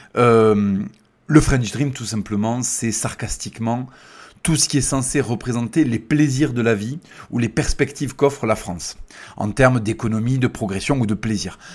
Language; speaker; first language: French; native; French